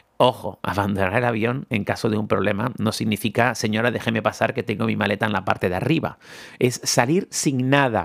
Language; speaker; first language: Spanish; native; Spanish